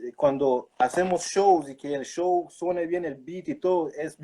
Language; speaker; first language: Spanish; early bilingual, heritage; Spanish